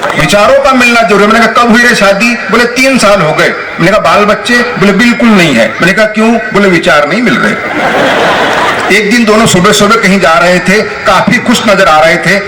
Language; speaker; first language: Hindi; non-native, local second language; Telugu